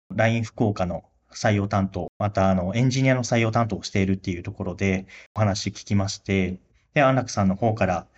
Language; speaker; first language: Japanese; native; Japanese